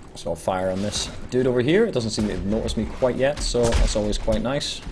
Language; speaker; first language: English; native; English